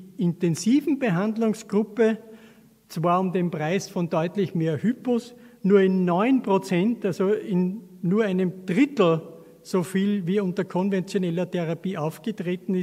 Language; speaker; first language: German; native; German